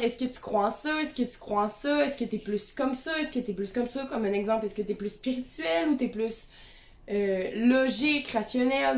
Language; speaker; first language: French; native; French